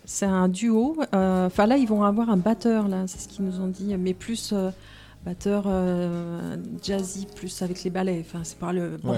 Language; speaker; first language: French; native; French